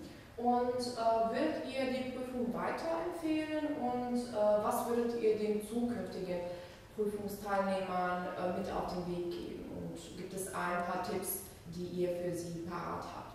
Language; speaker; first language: German; non-native, fluent; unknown